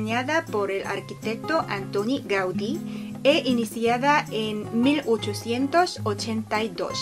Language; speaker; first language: Spanish; non-native, fluent; Korean